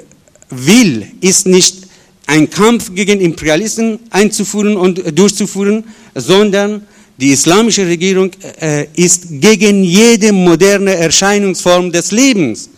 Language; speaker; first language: German; non-native, fluent; Persian